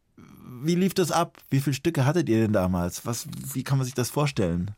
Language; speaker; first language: German; native; German